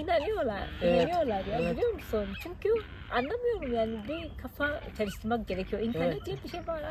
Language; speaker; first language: Turkish; non-native, fluent; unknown